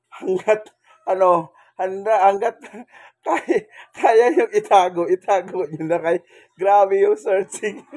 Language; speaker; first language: Filipino; native; Filipino